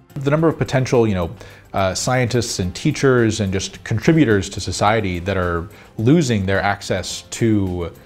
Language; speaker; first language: English; native; English